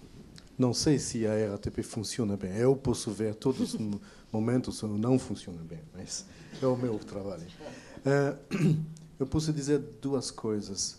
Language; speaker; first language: Portuguese; non-native, fluent; French